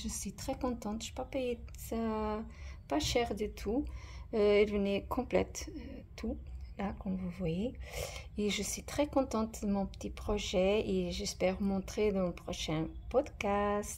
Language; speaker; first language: French; non-native, fluent; Portuguese